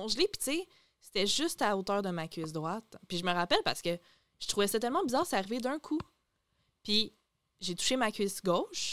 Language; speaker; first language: French; native; French